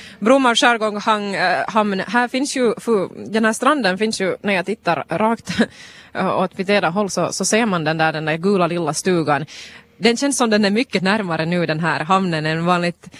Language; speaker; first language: Swedish; native; Swedish